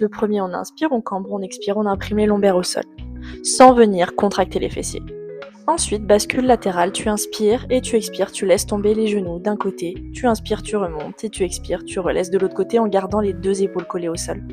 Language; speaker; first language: French; native; French